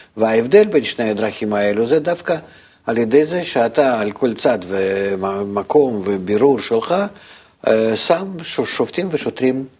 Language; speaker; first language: Hebrew; non-native, fluent; Russian